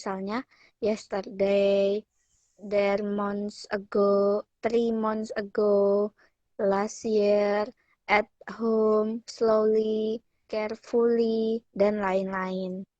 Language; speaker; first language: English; non-native, learner; Indonesian